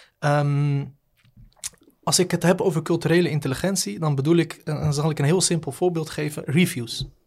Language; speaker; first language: Dutch; native; Dutch